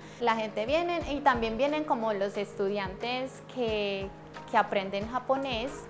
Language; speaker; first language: Spanish; early bilingual, heritage; Japanese